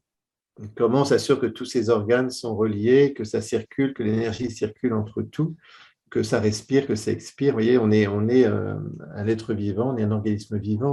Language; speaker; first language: French; native; French